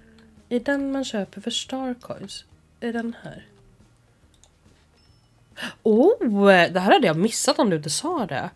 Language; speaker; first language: Swedish; native; Swedish